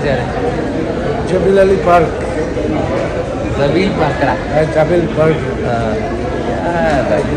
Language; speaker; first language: Hindi; non-native, local second language; Malayalam